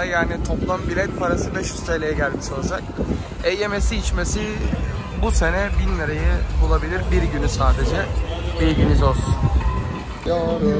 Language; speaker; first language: Turkish; native; Turkish